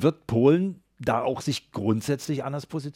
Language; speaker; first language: German; native; German